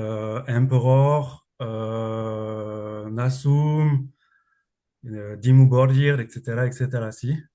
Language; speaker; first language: Spanish; non-native, learner; French